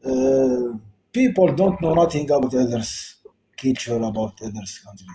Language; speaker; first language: English; non-native, local second language; Arabic